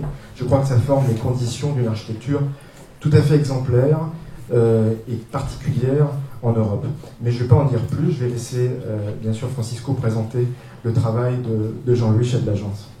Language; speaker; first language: French; native; French